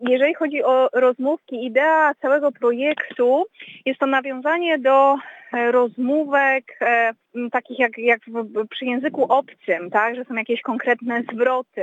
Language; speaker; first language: Polish; native; Polish